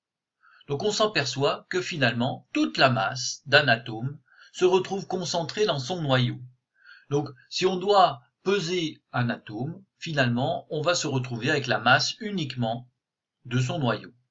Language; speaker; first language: French; native; French